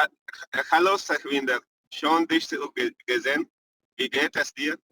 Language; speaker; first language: German; non-native, learner; Hindi